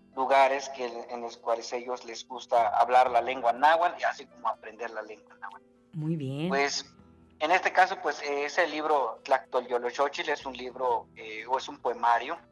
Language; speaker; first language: Spanish; non-native, local second language; Nahuatl languages